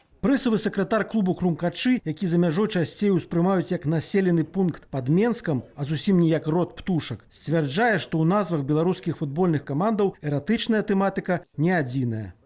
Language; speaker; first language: Belarusian; native; Belarusian